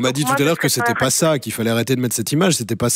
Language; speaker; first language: French; native; French